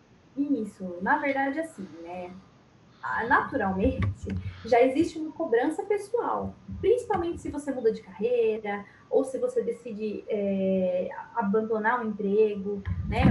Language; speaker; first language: Portuguese; native; Portuguese